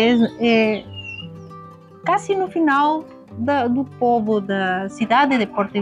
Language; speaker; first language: Portuguese; non-native, fluent; Spanish